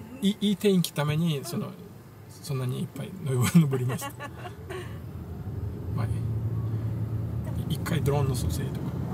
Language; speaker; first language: Japanese; non-native, fluent; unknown